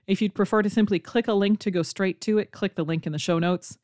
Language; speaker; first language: English; native; English